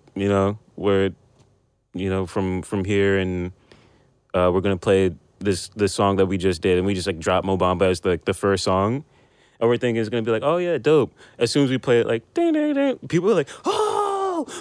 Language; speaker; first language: English; native; English